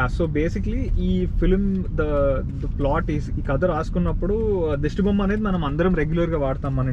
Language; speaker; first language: Telugu; native; Telugu